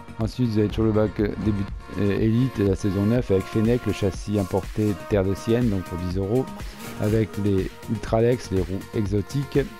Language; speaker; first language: French; native; French